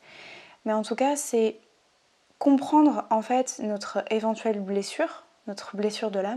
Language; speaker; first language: French; native; French